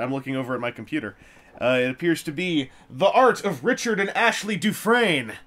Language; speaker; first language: English; native; English